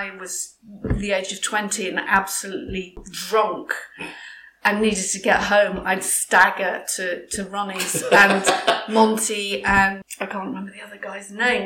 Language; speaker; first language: English; native; English